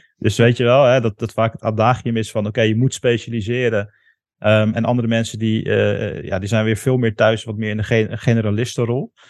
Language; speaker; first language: Dutch; native; Dutch